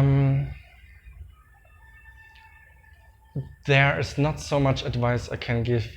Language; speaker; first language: English; non-native, fluent; German